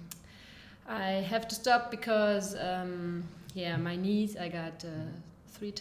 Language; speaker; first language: English; non-native, learner; German